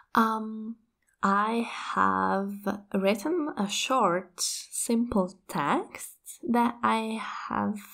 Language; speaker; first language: English; non-native, fluent; Czech